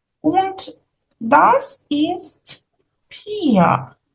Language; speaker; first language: German; non-native, fluent; Ukrainian